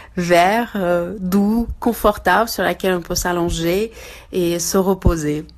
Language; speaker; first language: French; non-native, fluent; Russian